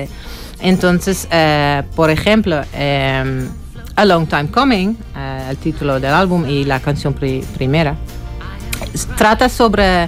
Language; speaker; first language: Spanish; non-native, fluent; Dutch